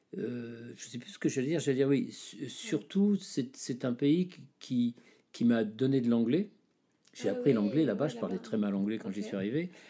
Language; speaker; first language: French; native; French